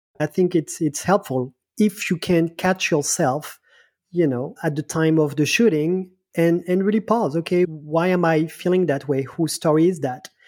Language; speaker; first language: English; non-native, fluent; French